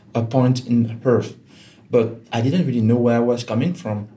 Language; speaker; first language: English; non-native, fluent; French